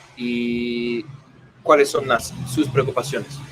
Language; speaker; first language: Spanish; non-native, fluent; English